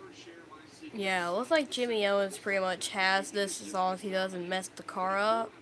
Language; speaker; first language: English; native; English